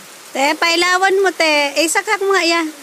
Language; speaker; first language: Filipino; native; Filipino